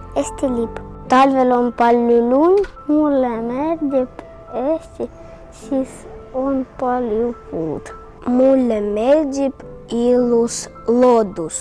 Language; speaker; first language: Estonian; non-native, local second language; Russian